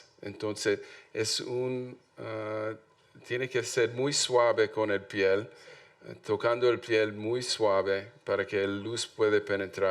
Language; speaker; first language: Spanish; non-native, learner; English